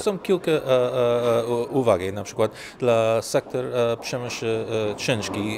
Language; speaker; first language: Polish; non-native, learner; English